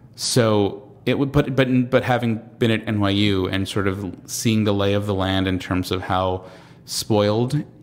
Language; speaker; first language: English; native; English